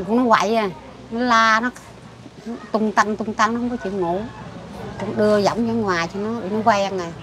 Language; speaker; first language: Vietnamese; non-native, local second language; Khmer